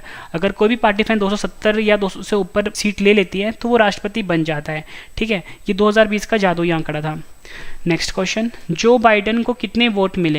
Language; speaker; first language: Hindi; native; Hindi